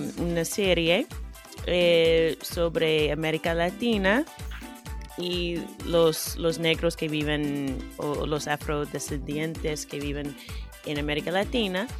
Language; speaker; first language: Spanish; non-native, fluent; English